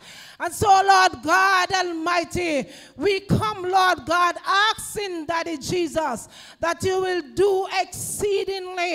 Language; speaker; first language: English; non-native, local second language; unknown